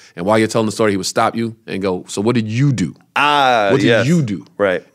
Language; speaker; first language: English; native; English